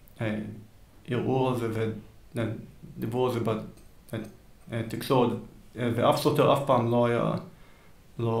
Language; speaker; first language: Hebrew; early bilingual, heritage; Hebrew